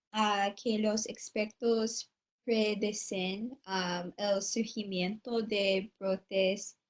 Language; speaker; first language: Spanish; non-native, learner; English